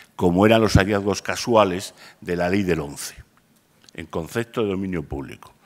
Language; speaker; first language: Spanish; native; Spanish